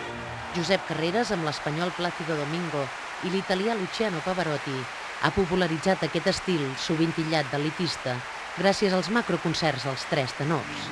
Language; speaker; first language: Catalan; native; Catalan